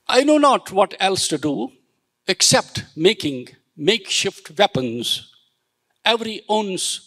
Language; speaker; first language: Hindi; native; Hindi